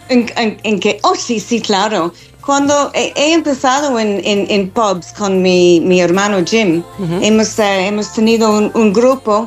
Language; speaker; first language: Spanish; non-native, learner; English